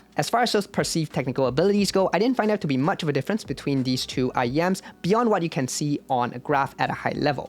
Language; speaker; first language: English; native; English